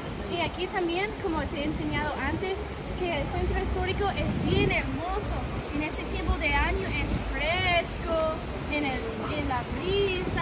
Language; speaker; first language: Spanish; non-native, fluent; English